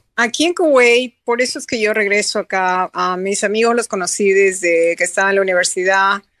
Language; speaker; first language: Spanish; native; Spanish